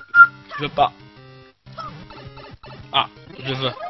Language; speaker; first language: French; non-native, fluent; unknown